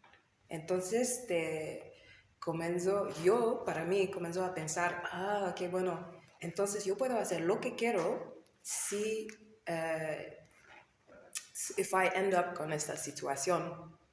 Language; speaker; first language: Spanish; non-native, learner; English